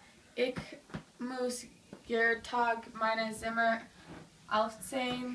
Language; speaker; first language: German; non-native, learner; English